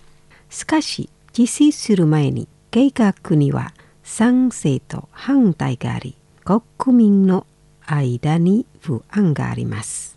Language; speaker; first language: Japanese; non-native, fluent; Indonesian